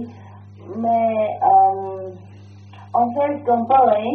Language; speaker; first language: French; non-native, learner; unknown